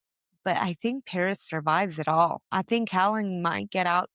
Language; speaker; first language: English; native; English